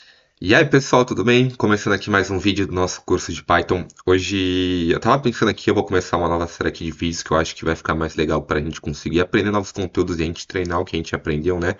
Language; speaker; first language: Portuguese; native; Portuguese